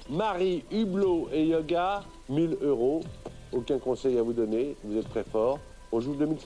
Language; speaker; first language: French; native; French